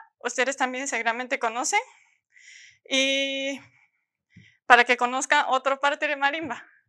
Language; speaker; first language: Spanish; non-native, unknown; Japanese